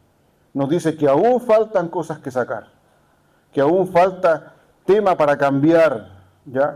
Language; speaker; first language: Spanish; native; Spanish